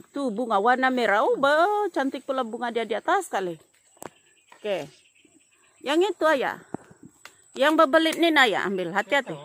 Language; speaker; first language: Malay; non-native, local second language; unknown